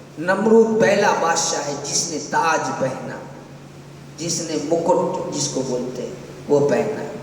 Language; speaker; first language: Urdu; non-native, local second language; Gujarati